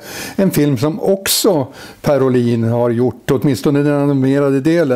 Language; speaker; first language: Swedish; native; Swedish